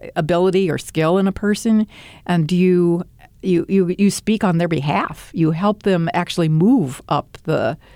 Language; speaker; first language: English; native; English